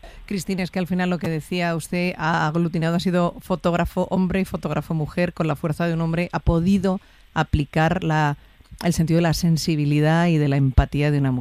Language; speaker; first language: Spanish; native; Spanish